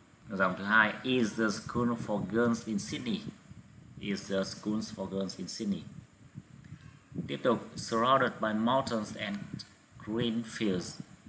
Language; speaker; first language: English; non-native, fluent; Vietnamese